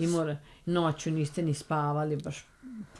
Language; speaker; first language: Serbian; native; Serbian